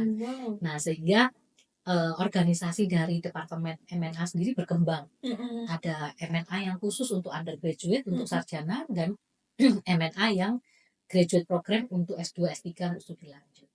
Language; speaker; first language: Indonesian; native; Indonesian